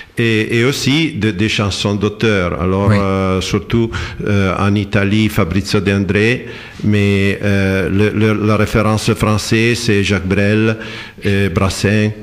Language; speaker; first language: French; non-native, fluent; Italian